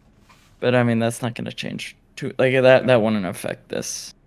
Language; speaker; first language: English; native; English